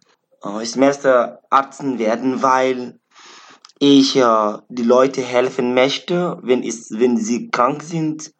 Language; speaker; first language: German; non-native, learner; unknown